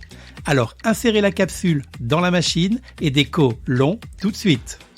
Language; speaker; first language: French; native; French